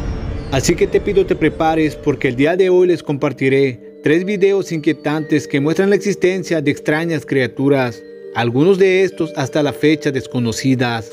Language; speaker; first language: Spanish; native; Spanish